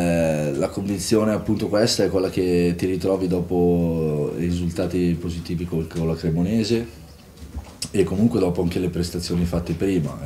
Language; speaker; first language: Italian; native; Italian